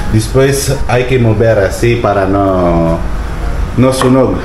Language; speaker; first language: Spanish; non-native, learner; Filipino